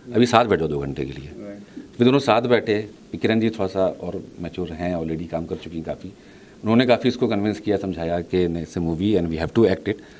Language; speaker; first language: Hindi; native; Hindi